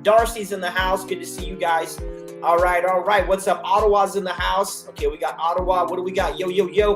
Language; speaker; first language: English; native; English